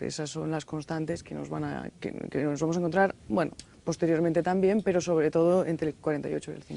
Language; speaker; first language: Spanish; native; Spanish